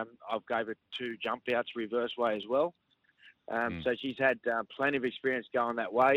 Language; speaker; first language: English; native; English